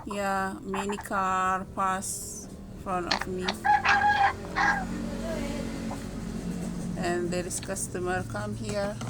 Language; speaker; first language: English; non-native, learner; Indonesian